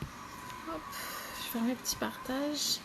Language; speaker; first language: French; native; French